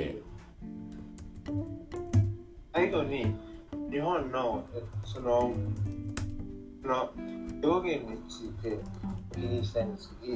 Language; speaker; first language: Japanese; non-native, learner; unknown